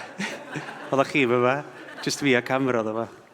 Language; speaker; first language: Welsh; native; Welsh